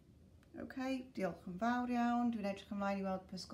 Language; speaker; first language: Welsh; non-native, local second language; English